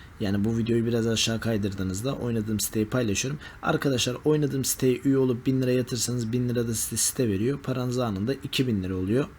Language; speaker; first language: Turkish; native; Turkish